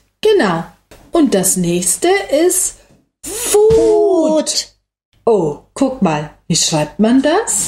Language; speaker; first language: German; native; German